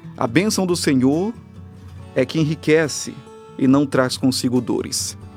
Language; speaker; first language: Portuguese; native; Portuguese